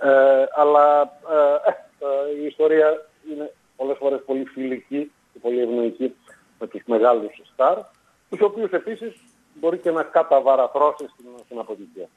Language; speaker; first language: Greek; native; Greek